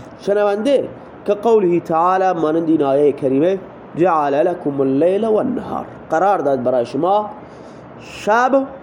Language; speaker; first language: Persian; native; Persian